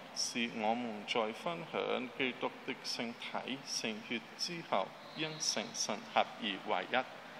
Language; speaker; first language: Chinese; non-native, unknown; Portuguese